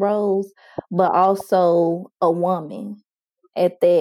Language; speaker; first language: English; native; English